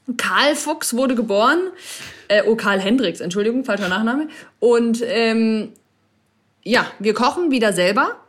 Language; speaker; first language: German; native; German